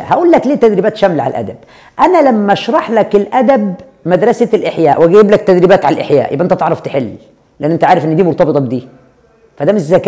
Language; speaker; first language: Arabic; native; Arabic